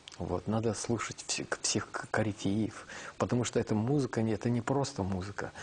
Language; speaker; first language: Russian; non-native, local second language; Kazakh